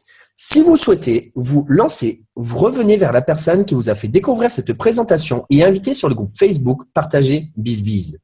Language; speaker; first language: French; native; French